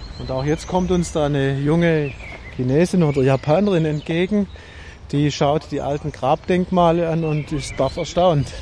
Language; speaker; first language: German; native; German